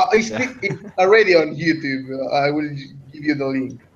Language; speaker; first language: English; non-native, fluent; Italian